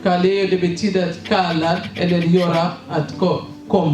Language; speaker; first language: Swedish; non-native, learner; Swahili